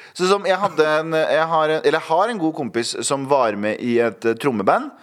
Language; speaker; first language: Norwegian; early bilingual, other home language; Kurdish